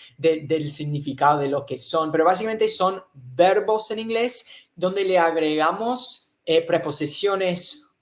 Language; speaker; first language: Spanish; non-native, fluent; English